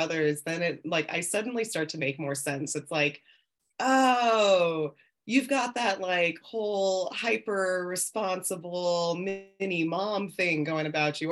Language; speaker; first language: English; native; English